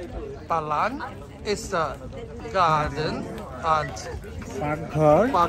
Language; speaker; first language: German; non-native, fluent; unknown